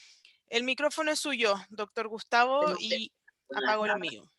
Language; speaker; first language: Spanish; native; Spanish